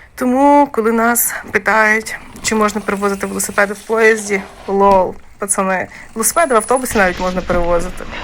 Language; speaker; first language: Ukrainian; native; Ukrainian